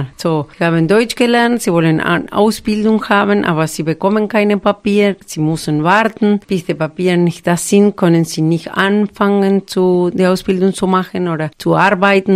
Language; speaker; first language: German; non-native, fluent; Spanish